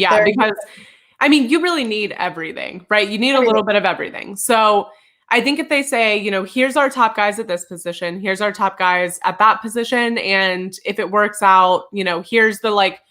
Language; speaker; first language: English; native; English